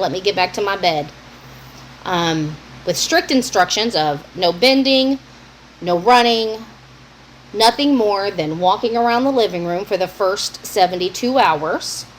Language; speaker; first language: English; native; English